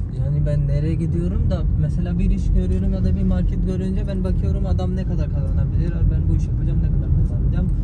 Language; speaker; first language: Turkish; non-native, fluent; Urdu